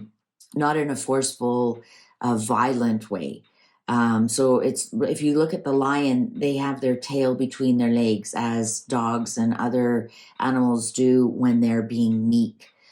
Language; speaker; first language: English; native; English